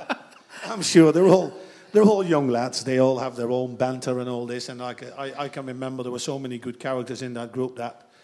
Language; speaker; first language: English; non-native, fluent; Dutch